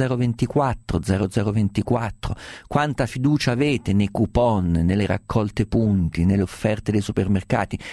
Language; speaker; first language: Italian; native; Italian